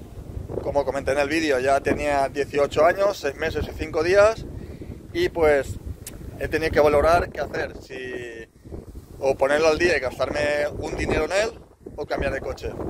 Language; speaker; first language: Spanish; native; Spanish